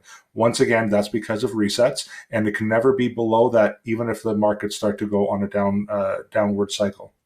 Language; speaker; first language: English; native; English